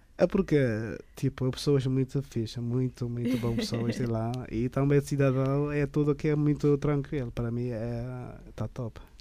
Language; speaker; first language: Portuguese; non-native, learner; Tigrinya